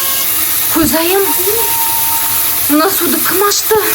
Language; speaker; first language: Kazakh; native; Kazakh